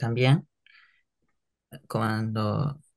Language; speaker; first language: Spanish; non-native, learner; Japanese